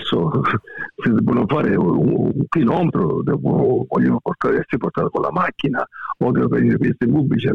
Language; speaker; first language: Italian; native; Italian